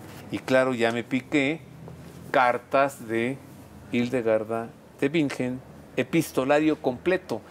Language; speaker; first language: Spanish; native; Spanish